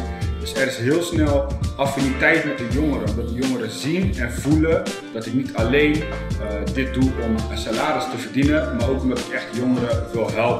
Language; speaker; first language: Dutch; native; Dutch